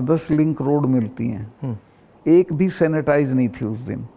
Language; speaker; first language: Hindi; native; Hindi